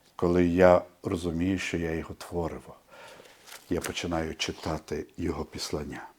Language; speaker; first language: Ukrainian; native; Ukrainian